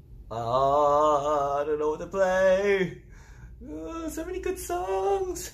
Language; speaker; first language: English; early bilingual, other home language; Korean